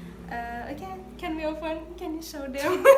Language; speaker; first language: English; non-native, learner; Indonesian